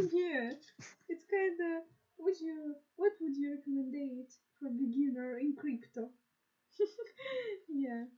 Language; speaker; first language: English; non-native, learner; Russian